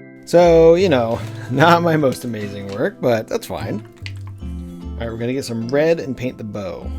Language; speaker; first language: English; native; English